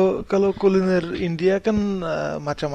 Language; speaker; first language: Indonesian; non-native, fluent; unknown